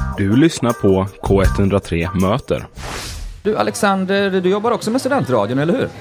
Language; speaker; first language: Swedish; native; Swedish